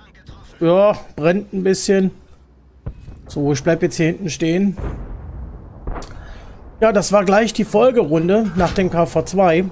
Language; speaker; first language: German; native; German